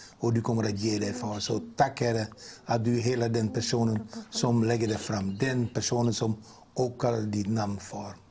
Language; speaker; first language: Swedish; non-native, fluent; Dutch